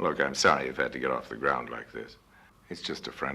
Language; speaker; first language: English; native; English